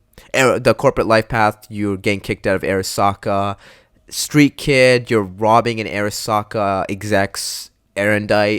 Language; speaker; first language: English; native; English